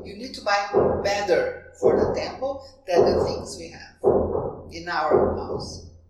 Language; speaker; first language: English; non-native, fluent; Portuguese